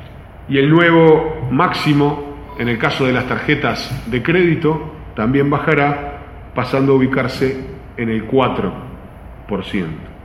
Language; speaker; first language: Spanish; native; Spanish